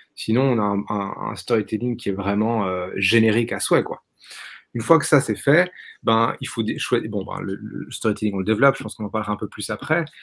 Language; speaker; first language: French; native; French